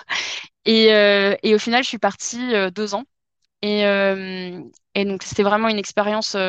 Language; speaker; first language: French; native; French